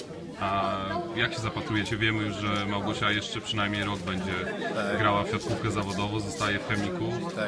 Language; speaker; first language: Polish; native; Polish